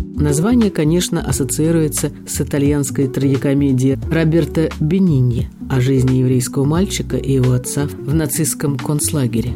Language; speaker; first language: Russian; native; Russian